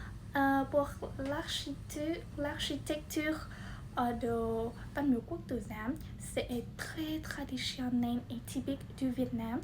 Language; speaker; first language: French; non-native, learner; Vietnamese